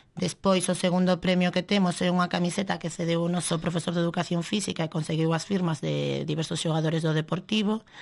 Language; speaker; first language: Galician; non-native, local second language; Spanish